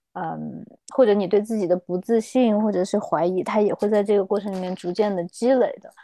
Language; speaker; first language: Chinese; native; Chinese